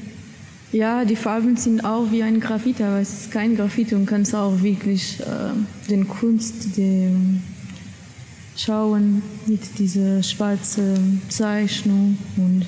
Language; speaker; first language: German; non-native, learner; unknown